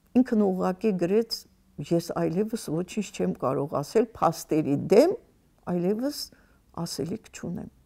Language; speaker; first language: Armenian; native; Armenian